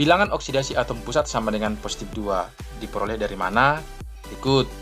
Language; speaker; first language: Indonesian; native; Indonesian